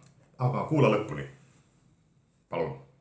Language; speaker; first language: Estonian; non-native, fluent; Finnish